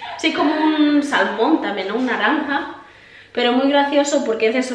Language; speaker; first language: Spanish; native; Spanish